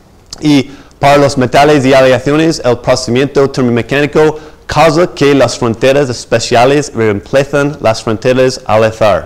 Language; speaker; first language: Spanish; non-native, fluent; English